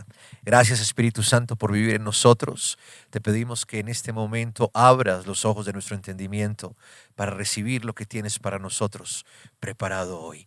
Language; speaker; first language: Spanish; native; Spanish